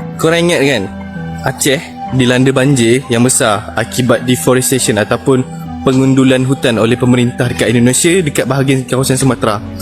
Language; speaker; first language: Malay; native; Malay